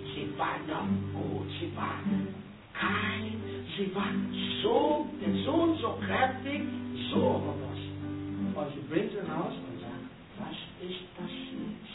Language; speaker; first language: German; non-native, learner; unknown